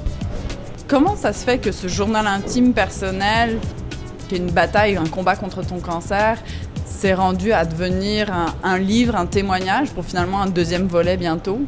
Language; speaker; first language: French; native; French